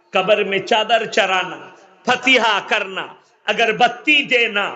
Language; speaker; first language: Hindi; non-native, local second language; Bangla